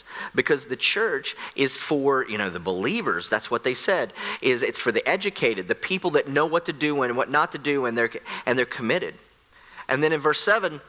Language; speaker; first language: English; native; English